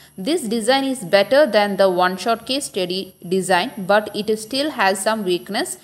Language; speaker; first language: English; non-native, local second language; Malayalam